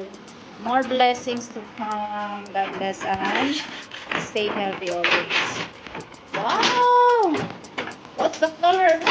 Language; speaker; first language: English; non-native, local second language; Filipino